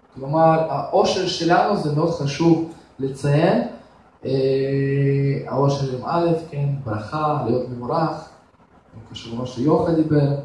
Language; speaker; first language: Hebrew; non-native, fluent; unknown